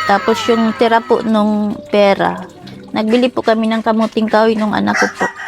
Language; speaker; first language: Filipino; non-native, local second language; Cebuano